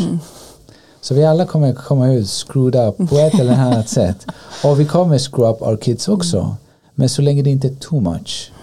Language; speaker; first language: Swedish; early bilingual, other home language; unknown